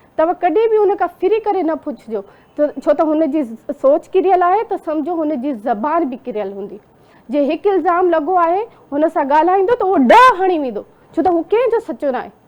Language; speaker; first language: Sindhi; non-native, local second language; Urdu